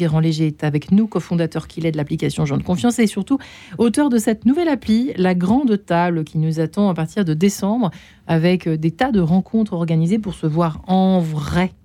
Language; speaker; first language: French; native; French